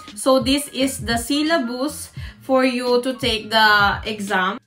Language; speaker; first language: English; non-native, local second language; Filipino